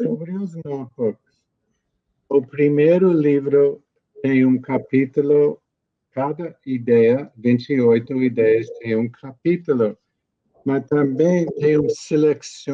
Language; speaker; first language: Portuguese; non-native, learner; English